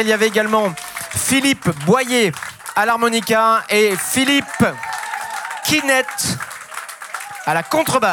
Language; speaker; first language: French; native; French